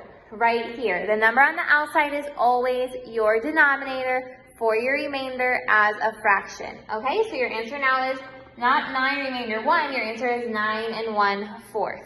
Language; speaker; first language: English; native; English